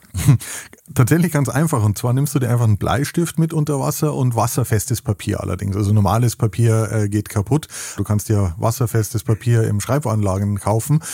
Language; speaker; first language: German; native; German